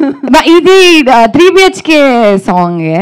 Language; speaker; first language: Telugu; non-native, learner; Kannada